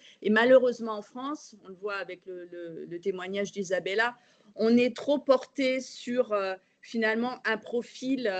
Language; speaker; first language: French; native; French